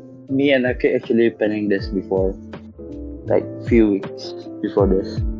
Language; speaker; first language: English; non-native, local second language; Malay